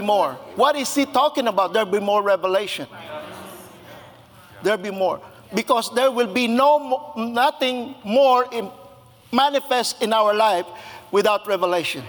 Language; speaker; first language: English; non-native, local second language; Filipino